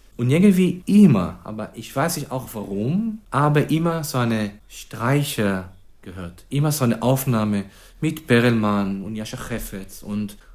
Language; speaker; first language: German; non-native, fluent; Hebrew